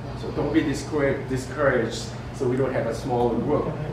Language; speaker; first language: English; non-native, fluent; Korean